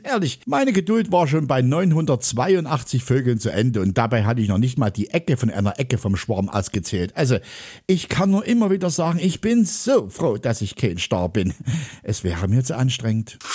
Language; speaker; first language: German; native; German